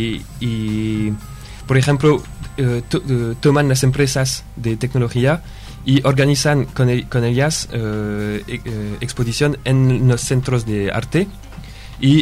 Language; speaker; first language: Spanish; non-native, fluent; French